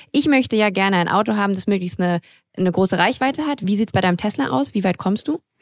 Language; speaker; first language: German; native; German